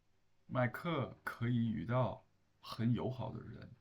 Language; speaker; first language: Chinese; non-native, learner; English